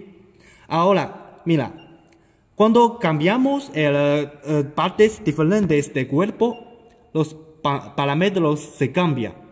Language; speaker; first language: Spanish; non-native, learner; Chinese